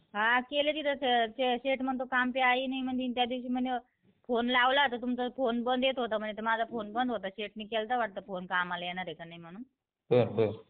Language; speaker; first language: Marathi; native; Marathi